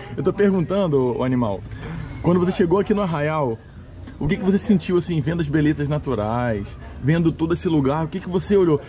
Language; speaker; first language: Portuguese; native; Portuguese